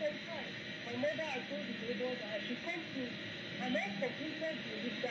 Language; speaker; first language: English; non-native, local second language; Yoruba